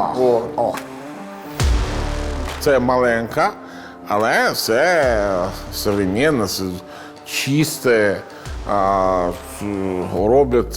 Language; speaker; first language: Ukrainian; non-native, learner; Italian